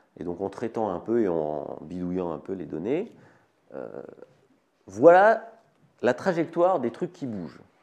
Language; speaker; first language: French; native; French